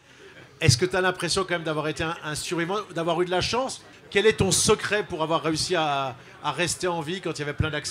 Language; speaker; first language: French; native; French